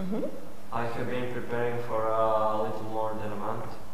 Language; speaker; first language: English; non-native, learner; Croatian